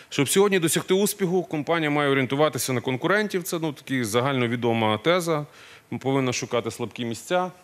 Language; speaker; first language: Ukrainian; non-native, local second language; Russian